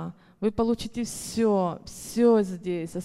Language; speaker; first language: Russian; native; Russian